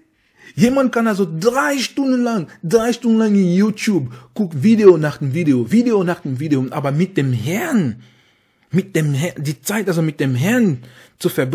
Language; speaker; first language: German; non-native, fluent; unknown